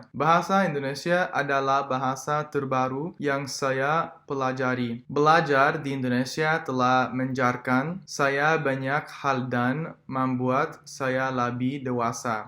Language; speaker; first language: Indonesian; non-native, fluent; English